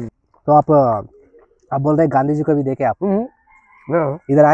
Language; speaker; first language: Hindi; non-native, local second language; Telugu